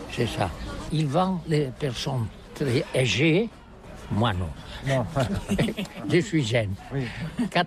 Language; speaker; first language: French; non-native, learner; Catalan